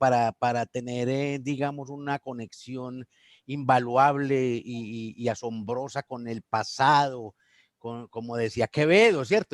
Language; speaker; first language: Spanish; native; Spanish